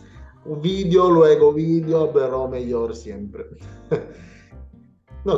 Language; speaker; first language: Spanish; non-native, learner; Italian